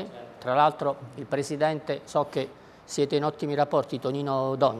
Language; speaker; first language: Italian; native; Italian